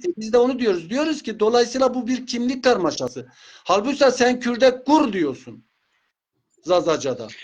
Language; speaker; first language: Turkish; non-native, local second language; Zaza